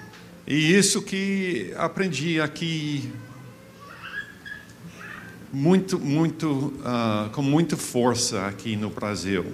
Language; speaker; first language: Portuguese; non-native, fluent; English